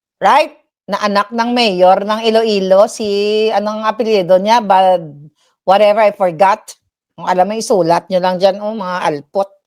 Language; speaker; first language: Filipino; non-native, local second language; Hiligaynon